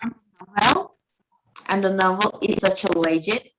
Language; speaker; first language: English; non-native, learner; Indonesian